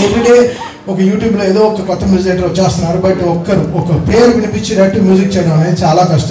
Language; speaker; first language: Telugu; native; Telugu